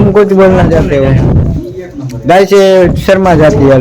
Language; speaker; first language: Hindi; non-native, local second language; Gujarati